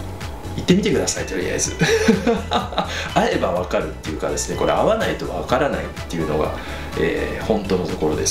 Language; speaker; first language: Japanese; native; Japanese